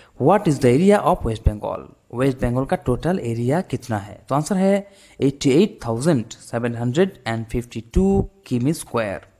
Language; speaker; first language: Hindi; non-native, local second language; Bangla